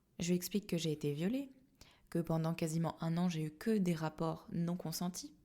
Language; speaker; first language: French; native; French